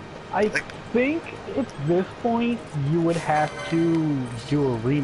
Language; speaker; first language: English; native; English